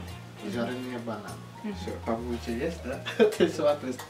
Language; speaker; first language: Russian; non-native, learner; Indonesian